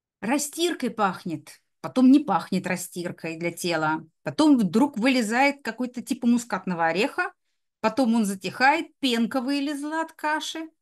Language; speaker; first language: Russian; native; Russian